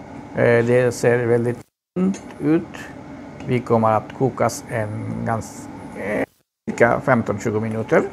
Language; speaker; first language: Swedish; non-native, local second language; Bangla